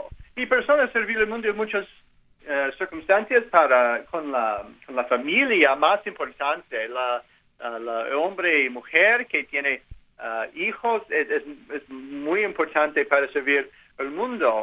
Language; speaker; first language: Spanish; non-native, learner; English